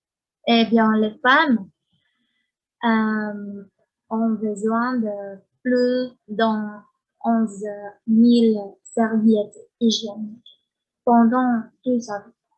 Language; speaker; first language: French; non-native, learner; Spanish